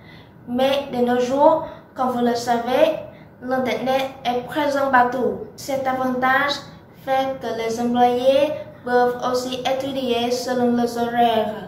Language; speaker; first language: French; non-native, learner; Vietnamese